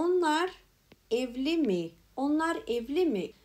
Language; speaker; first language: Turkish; non-native, fluent; Macedonian